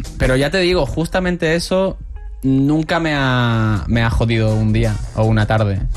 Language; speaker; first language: Spanish; early bilingual, other home language; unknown